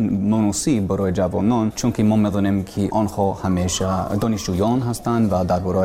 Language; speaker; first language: Persian; non-native, learner; English